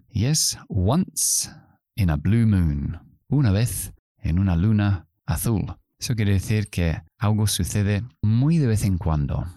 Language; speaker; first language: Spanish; non-native, fluent; English